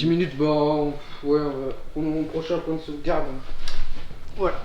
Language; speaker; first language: French; native; French